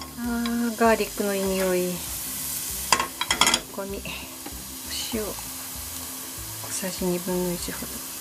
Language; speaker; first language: Japanese; native; Japanese